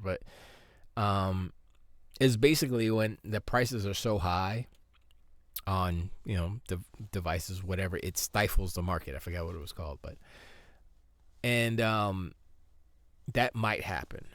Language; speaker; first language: English; native; English